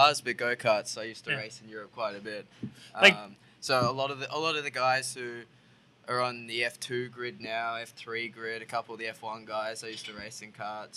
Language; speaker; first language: English; native; English